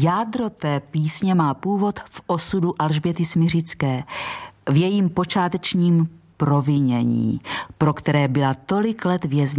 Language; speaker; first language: Czech; native; Czech